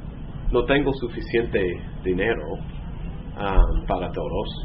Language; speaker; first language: Spanish; non-native, fluent; English